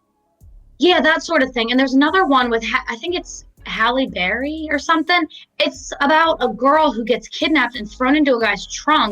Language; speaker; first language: English; native; English